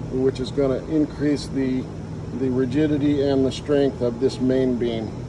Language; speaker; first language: English; native; English